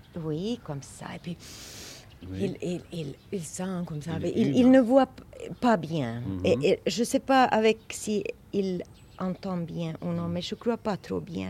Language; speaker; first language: French; non-native, fluent; Swedish